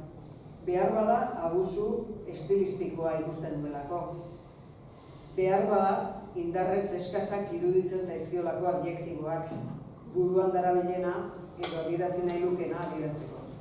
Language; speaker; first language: Basque; native; Basque